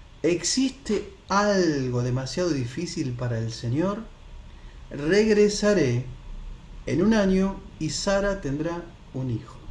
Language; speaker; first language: Spanish; native; Spanish